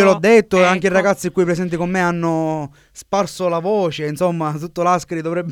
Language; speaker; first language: Italian; native; Italian